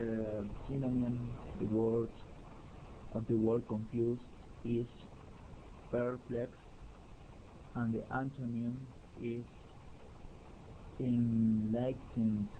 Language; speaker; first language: English; non-native, learner; Spanish